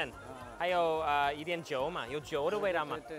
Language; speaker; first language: Chinese; non-native, fluent; English